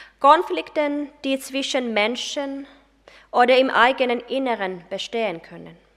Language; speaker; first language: German; non-native, fluent; Finnish